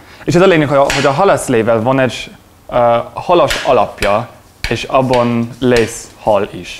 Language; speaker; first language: Hungarian; non-native, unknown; English